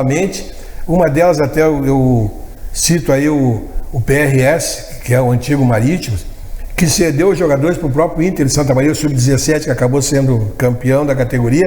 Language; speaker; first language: Portuguese; native; Portuguese